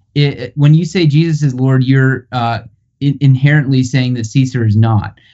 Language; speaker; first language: English; native; English